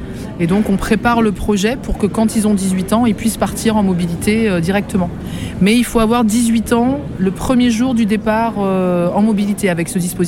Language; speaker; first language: French; native; French